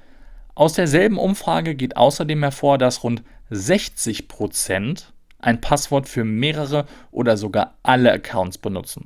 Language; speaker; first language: German; native; German